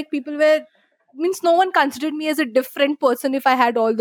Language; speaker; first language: English; non-native, local second language; Bangla